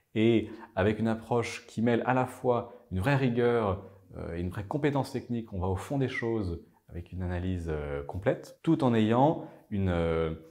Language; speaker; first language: French; native; French